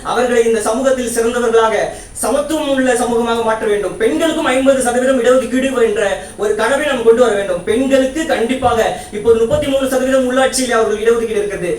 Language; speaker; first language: Tamil; native; Tamil